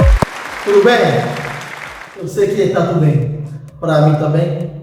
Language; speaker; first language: Portuguese; non-native, fluent; Haitian Creole